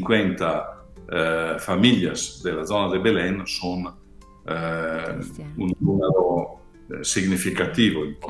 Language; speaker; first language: Spanish; non-native, fluent; Italian